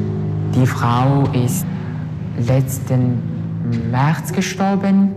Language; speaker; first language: German; non-native, learner; Mongolian